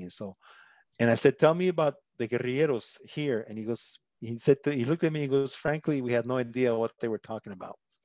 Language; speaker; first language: English; non-native, fluent; Spanish